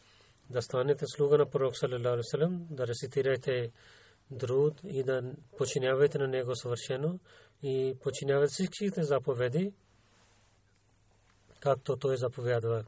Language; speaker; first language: Bulgarian; non-native, learner; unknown